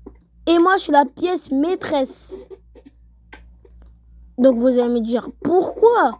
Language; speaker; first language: French; native; French